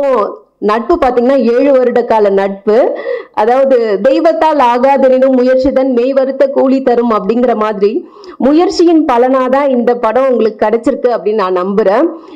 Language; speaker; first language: Tamil; native; Tamil